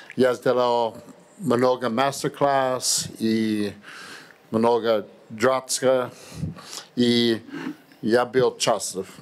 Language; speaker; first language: Russian; non-native, learner; English